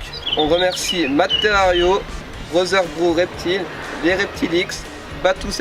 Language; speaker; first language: French; native; French